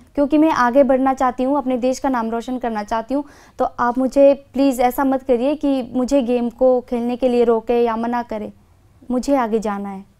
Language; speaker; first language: Hindi; native; Hindi